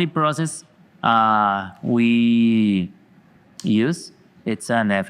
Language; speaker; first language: English; non-native, learner; Spanish